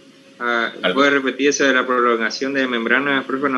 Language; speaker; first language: Spanish; native; Spanish